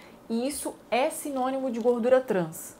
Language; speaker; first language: Portuguese; native; Portuguese